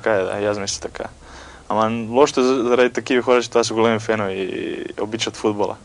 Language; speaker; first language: Bulgarian; non-native, fluent; Croatian